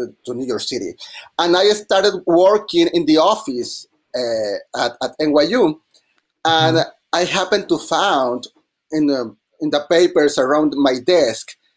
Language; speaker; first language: English; non-native, fluent; Spanish